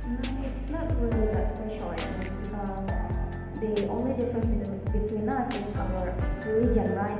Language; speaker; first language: English; non-native, fluent; Indonesian